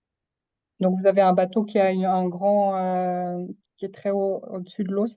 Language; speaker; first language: French; native; French